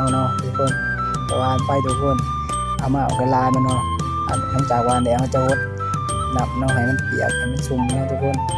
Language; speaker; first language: Thai; non-native, local second language; Lao